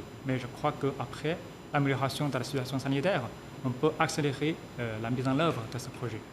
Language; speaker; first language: French; non-native, fluent; Chinese